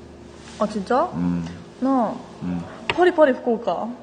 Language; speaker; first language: Korean; non-native, learner; Japanese